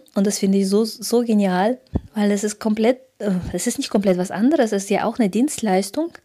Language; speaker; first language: German; early bilingual, other home language; Russian